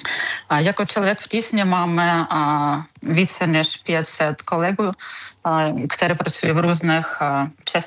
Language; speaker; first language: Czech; non-native, learner; Ukrainian